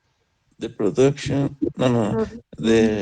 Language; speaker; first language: English; non-native, learner; Spanish